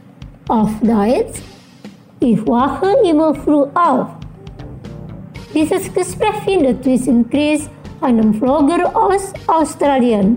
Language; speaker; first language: German; non-native, fluent; Indonesian